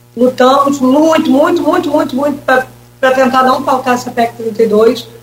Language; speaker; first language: Portuguese; native; Portuguese